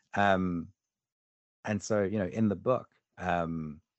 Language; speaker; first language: English; native; English